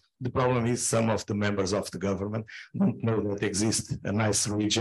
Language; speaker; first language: English; non-native, fluent; Portuguese